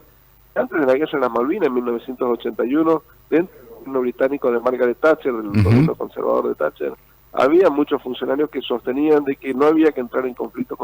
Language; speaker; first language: Spanish; native; Spanish